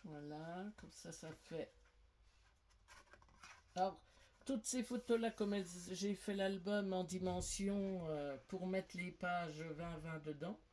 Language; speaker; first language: French; native; French